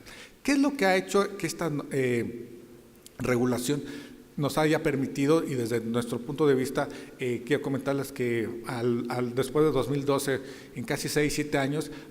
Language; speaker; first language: Spanish; native; Spanish